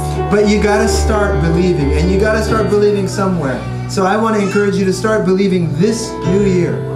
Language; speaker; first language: English; native; English